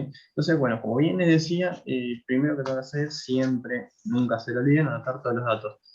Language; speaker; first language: Spanish; native; Spanish